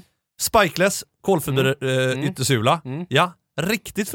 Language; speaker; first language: Swedish; native; Swedish